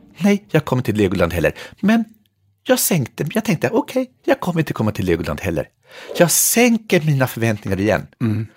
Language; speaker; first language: Swedish; native; Swedish